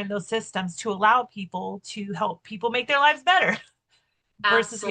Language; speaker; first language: English; native; English